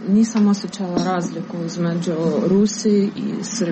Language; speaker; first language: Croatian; non-native, fluent; Russian